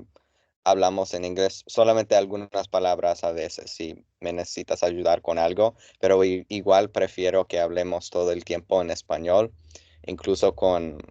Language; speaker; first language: Spanish; non-native, fluent; English